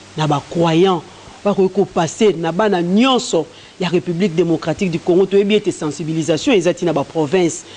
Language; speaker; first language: Lingala; native; Lingala